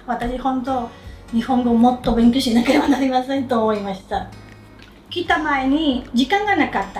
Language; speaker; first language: Japanese; non-native, learner; Spanish